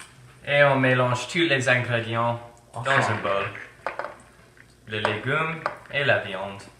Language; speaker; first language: French; non-native, fluent; English